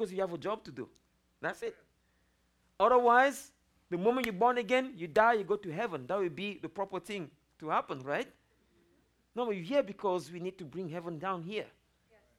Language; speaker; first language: English; non-native, local second language; French